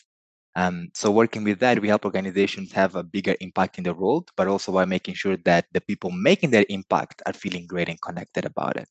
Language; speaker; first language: English; non-native, fluent; Portuguese